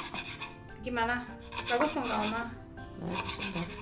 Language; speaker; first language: Indonesian; non-native, learner; Serbian